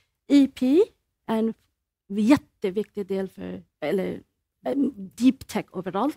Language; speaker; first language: Swedish; non-native, fluent; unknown